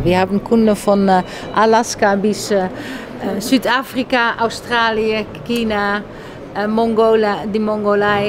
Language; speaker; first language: German; non-native, fluent; Dutch